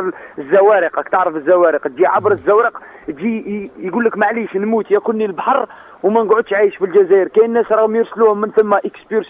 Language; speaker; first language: Arabic; native; Arabic